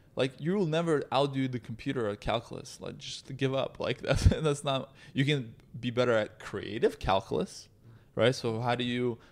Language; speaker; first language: English; native; English